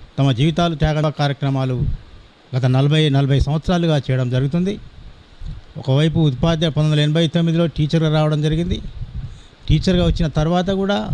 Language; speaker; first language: Telugu; non-native, local second language; Lambadi